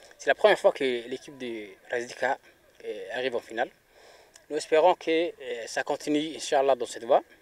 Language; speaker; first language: French; non-native, local second language; Somali